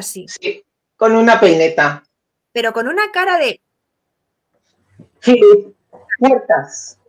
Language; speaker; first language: Spanish; non-native, fluent; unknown